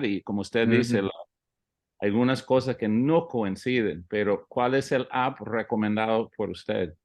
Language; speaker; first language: Spanish; early bilingual, heritage; English